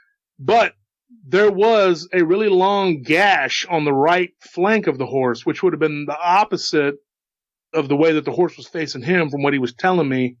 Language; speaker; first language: English; native; English